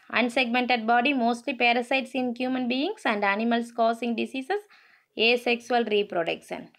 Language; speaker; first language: English; non-native, local second language; Tamil